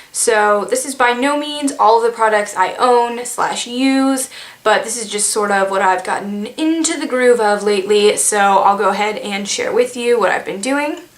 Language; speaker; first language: English; native; English